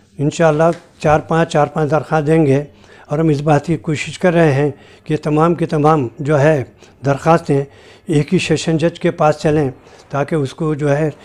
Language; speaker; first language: Hindi; non-native, local second language; Urdu